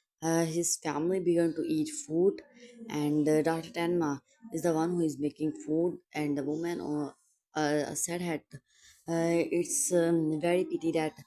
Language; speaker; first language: English; non-native, local second language; Urdu